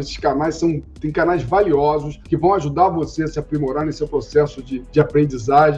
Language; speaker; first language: Portuguese; native; Portuguese